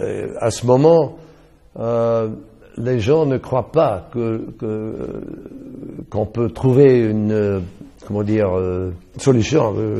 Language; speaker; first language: French; non-native, fluent; English